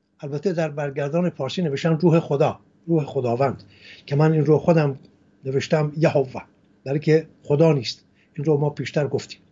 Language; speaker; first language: Persian; non-native, local second language; Assyrian Neo-Aramaic